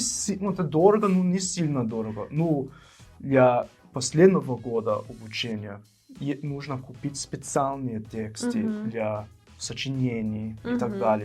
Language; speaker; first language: Russian; non-native, fluent; English